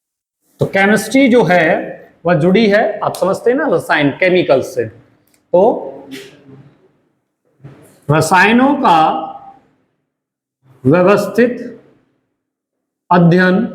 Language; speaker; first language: Hindi; native; Hindi